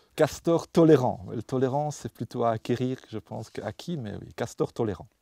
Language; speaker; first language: French; non-native, fluent; Dutch